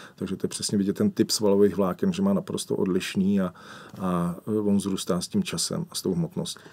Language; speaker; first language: Czech; native; Czech